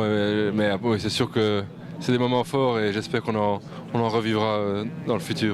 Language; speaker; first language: French; native; French